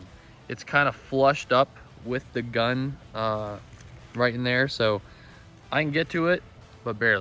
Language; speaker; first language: English; native; English